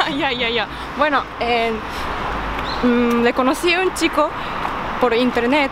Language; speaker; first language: Spanish; non-native, learner; Japanese